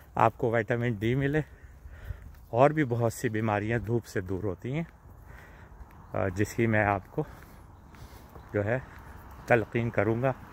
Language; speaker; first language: Urdu; native; Urdu